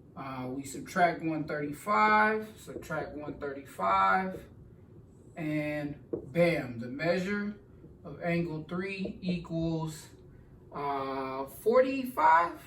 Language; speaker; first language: English; native; English